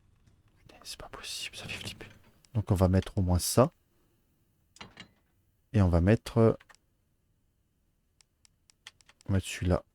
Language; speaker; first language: French; native; French